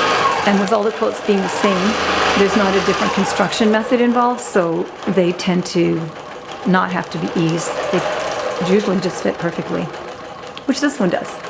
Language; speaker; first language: English; native; English